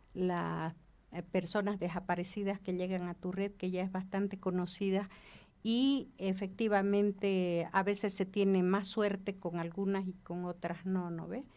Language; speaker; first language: Spanish; native; Spanish